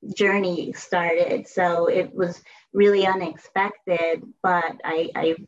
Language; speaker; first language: English; native; English